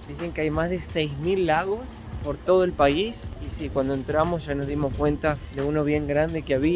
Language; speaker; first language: Spanish; native; Spanish